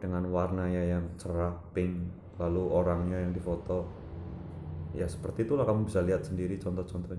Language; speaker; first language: Indonesian; non-native, local second language; Javanese